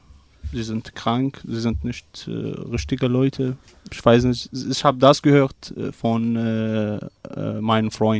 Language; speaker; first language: German; non-native, learner; Arabic